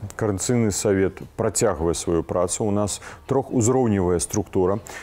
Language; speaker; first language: Belarusian; native; Belarusian